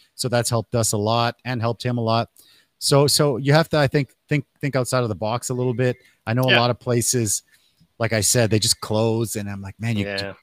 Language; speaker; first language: English; native; English